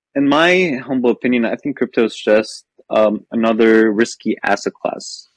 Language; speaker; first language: English; non-native, fluent; Arabic